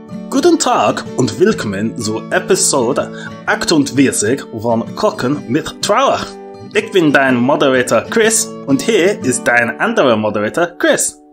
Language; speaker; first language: German; non-native, learner; English